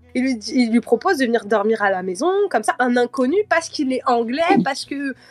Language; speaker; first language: French; early bilingual, heritage; French